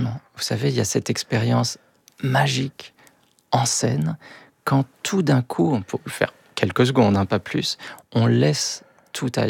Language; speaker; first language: French; native; French